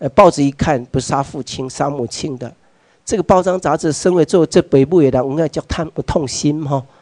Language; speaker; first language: Chinese; native; Chinese